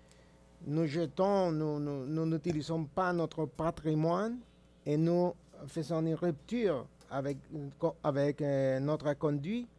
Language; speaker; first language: French; non-native, fluent; Spanish